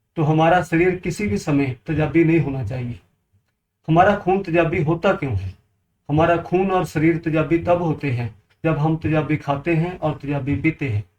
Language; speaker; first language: Hindi; non-native, local second language; Punjabi